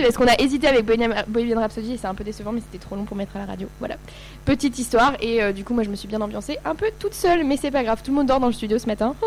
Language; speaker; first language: French; native; French